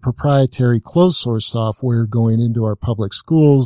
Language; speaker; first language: English; native; English